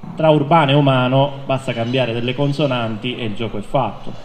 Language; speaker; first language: Italian; native; Italian